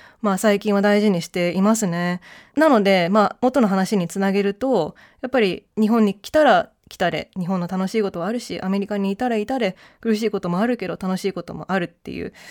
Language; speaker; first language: Japanese; early bilingual, heritage; Japanese